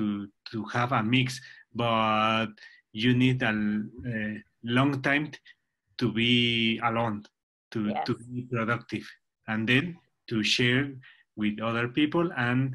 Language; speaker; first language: English; non-native, learner; Spanish